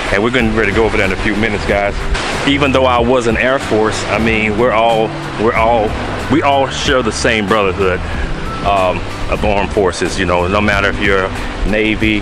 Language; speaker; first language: English; native; English